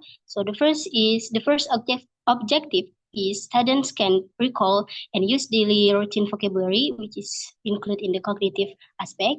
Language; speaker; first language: English; non-native, learner; Indonesian